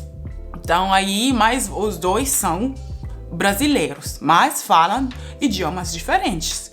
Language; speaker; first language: Portuguese; non-native, fluent; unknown